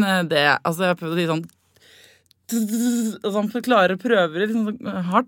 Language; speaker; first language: Norwegian; native; Norwegian